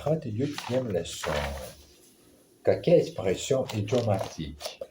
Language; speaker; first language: French; non-native, learner; German